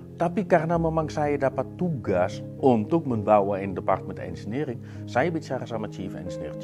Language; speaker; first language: Indonesian; non-native, fluent; Dutch